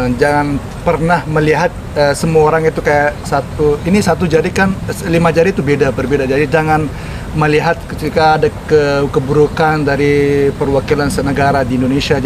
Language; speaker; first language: Indonesian; non-native, fluent; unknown